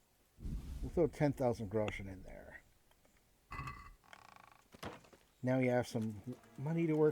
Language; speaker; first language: English; native; English